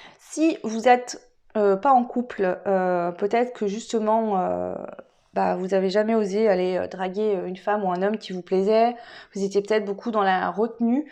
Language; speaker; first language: French; native; French